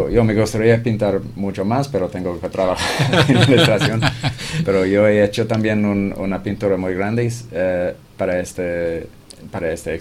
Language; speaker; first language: Spanish; non-native, fluent; English